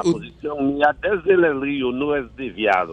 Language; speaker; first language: Spanish; non-native, learner; Haitian Creole